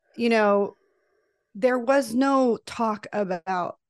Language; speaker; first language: English; early bilingual, other home language; Spanish